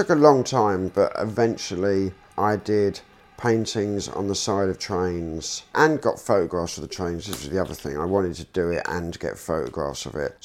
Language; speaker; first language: English; native; English